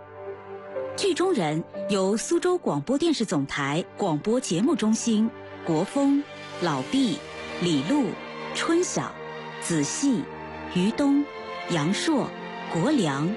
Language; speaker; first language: Chinese; native; Chinese